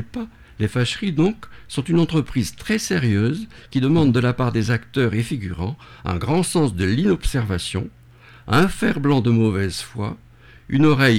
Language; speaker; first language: French; native; French